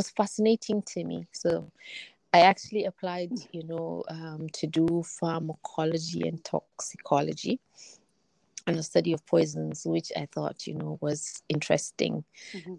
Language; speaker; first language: English; non-native, local second language; Hausa